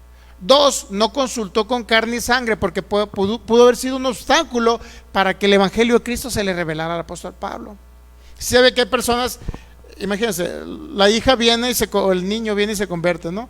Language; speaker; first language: Spanish; native; Spanish